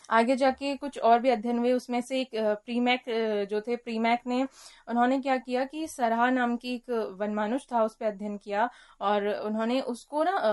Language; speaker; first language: Hindi; native; Hindi